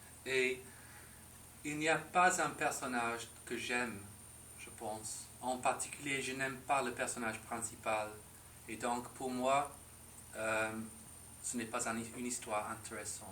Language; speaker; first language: French; non-native, fluent; English